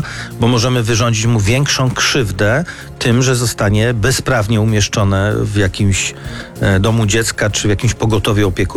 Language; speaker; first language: Polish; native; Polish